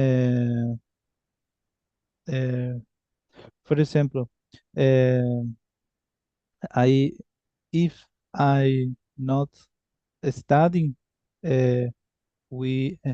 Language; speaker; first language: English; non-native, learner; Spanish